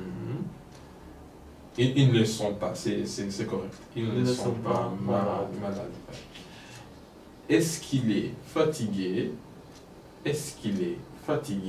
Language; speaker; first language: French; non-native, fluent; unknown